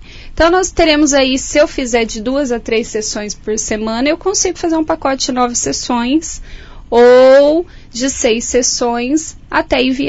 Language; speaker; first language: Portuguese; native; Portuguese